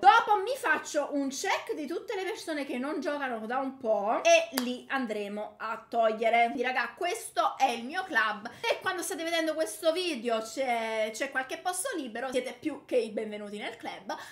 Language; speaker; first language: Italian; native; Italian